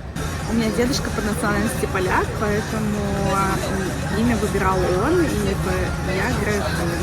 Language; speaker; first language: Russian; native; Russian